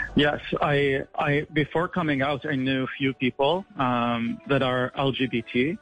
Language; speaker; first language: English; non-native, fluent; Arabic